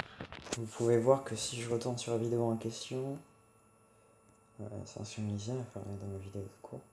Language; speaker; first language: French; native; French